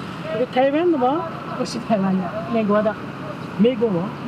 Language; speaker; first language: Chinese; non-native, fluent; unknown